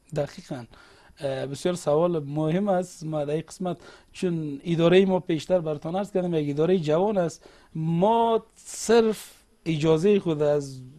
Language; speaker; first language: Persian; non-native, local second language; Uzbek